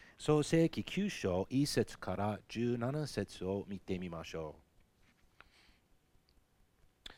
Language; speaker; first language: Japanese; non-native, fluent; English